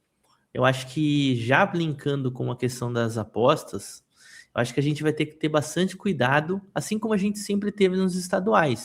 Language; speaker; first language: Portuguese; native; Portuguese